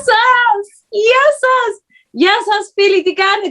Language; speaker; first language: Greek; early bilingual, heritage; Greek